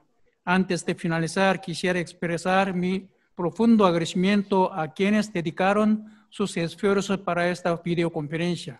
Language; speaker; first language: Spanish; non-native, fluent; Korean